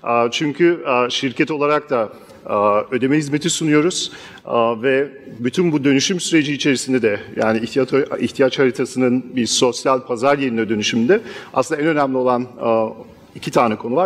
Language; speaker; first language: Turkish; non-native, fluent; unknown